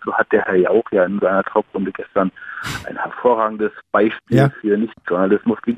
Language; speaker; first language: German; native; German